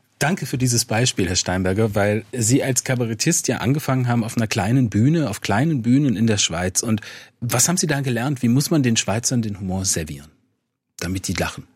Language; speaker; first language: German; native; German